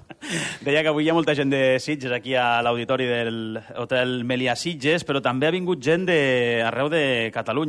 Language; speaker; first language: Catalan; native; Catalan